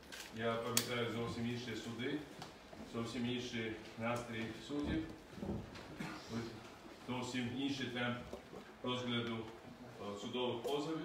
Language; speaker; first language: Ukrainian; non-native, fluent; Georgian